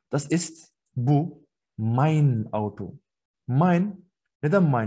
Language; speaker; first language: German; non-native, fluent; Turkish